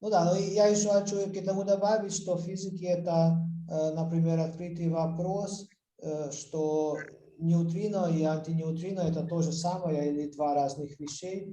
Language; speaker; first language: Russian; non-native, fluent; Hungarian